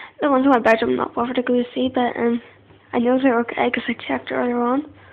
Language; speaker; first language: English; native; English